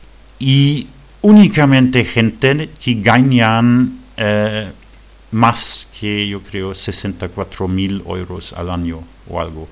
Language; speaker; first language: Spanish; non-native, fluent; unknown